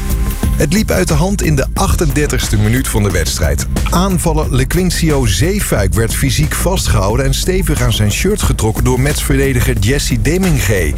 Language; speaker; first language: Dutch; native; Dutch